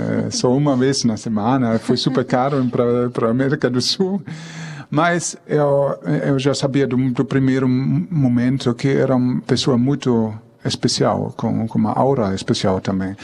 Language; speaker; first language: Portuguese; non-native, fluent; German